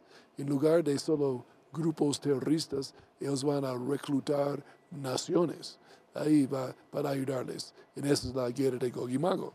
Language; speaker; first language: Spanish; non-native, learner; English